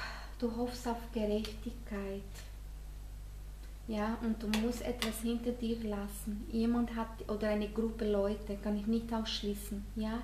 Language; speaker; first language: German; non-native, fluent; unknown